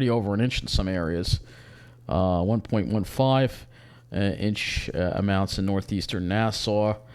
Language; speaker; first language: English; native; English